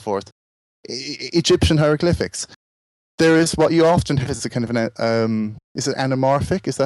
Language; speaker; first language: English; native; English